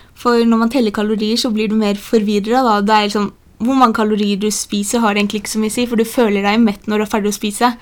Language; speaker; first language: Norwegian; early bilingual, other home language; Polish